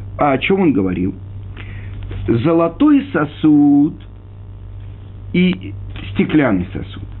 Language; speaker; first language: Russian; native; Russian